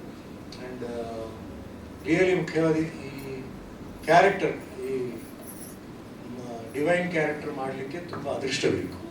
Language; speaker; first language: Kannada; non-native, fluent; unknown